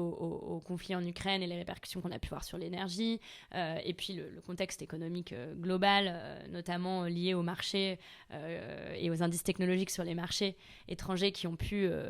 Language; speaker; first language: French; native; French